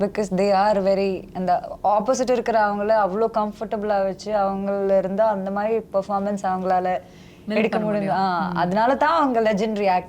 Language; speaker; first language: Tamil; non-native, fluent; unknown